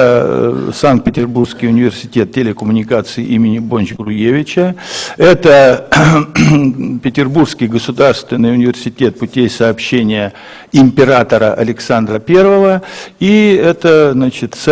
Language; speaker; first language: Russian; native; Russian